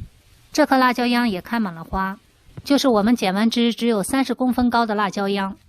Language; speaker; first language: Chinese; native; Chinese